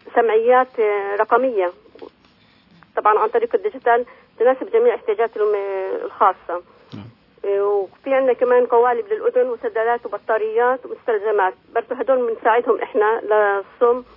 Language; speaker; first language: Arabic; native; Arabic